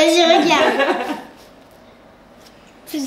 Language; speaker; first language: French; native; French